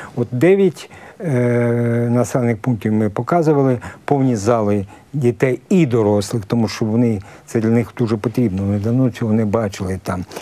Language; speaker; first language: Ukrainian; native; Ukrainian